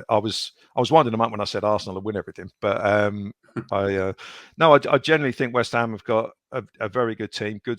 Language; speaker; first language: English; native; English